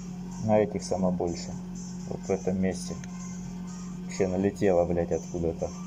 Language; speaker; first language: Russian; native; Russian